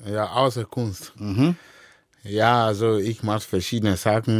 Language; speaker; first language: German; non-native, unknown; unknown